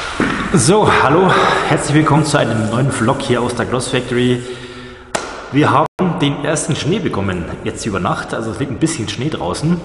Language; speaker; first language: German; native; German